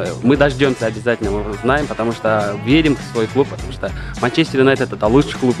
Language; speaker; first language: Russian; native; Russian